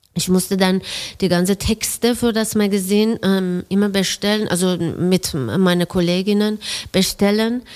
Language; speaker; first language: German; non-native, fluent; Persian